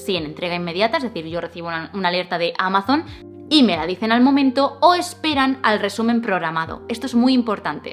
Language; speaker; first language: Spanish; native; Spanish